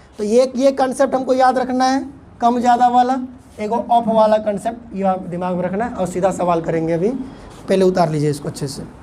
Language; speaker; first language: Hindi; native; Hindi